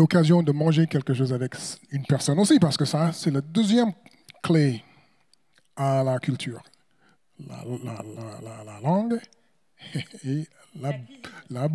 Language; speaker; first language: French; non-native, fluent; English